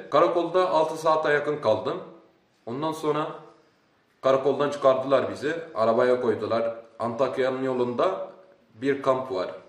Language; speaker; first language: Turkish; early bilingual, other home language; Arabic